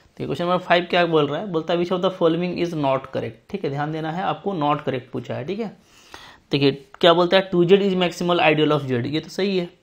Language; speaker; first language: Hindi; native; Hindi